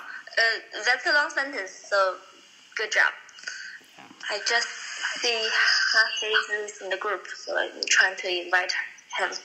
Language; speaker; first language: English; non-native, fluent; Chinese